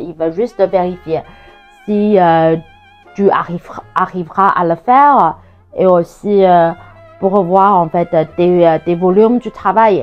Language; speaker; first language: French; non-native, fluent; Chinese